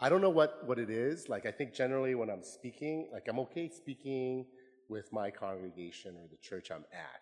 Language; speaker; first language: English; native; English